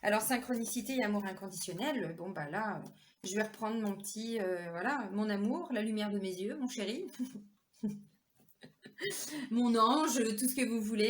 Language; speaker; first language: French; native; French